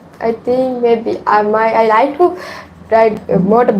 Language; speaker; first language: English; non-native, learner; Sinhala